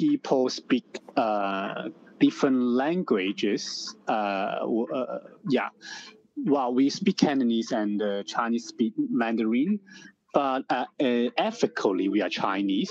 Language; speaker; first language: English; non-native, local second language; Cantonese